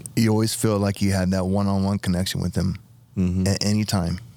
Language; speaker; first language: English; native; English